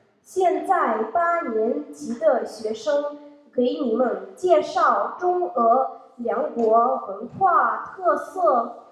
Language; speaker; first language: Chinese; non-native, learner; Russian